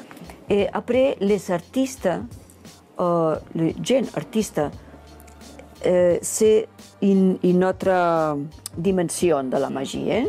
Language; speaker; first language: French; non-native, learner; Catalan